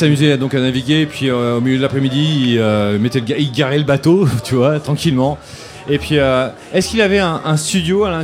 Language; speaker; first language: French; native; French